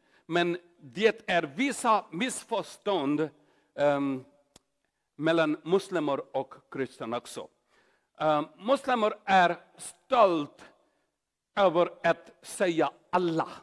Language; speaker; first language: Swedish; non-native, learner; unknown